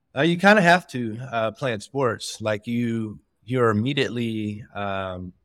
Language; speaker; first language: English; native; English